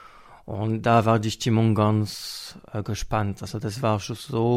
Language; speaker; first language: German; non-native, fluent; French